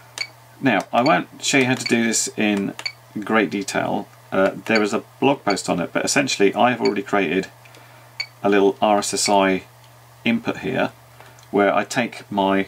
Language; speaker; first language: English; native; English